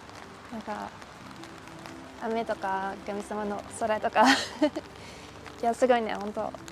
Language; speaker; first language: Japanese; non-native, fluent; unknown